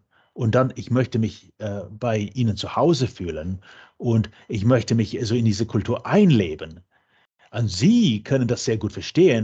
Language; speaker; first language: German; non-native, fluent; English